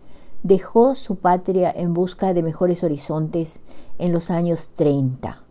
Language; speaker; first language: Spanish; native; Spanish